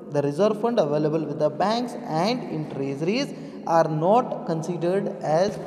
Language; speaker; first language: English; non-native, local second language; Kannada